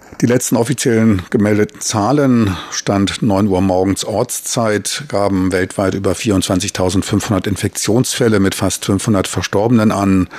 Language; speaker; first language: German; native; German